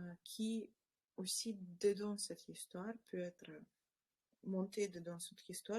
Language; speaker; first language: French; non-native, learner; Russian